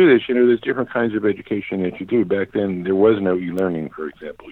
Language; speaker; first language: English; native; English